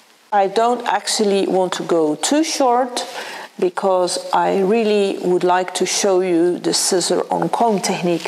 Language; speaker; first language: English; non-native, fluent; Dutch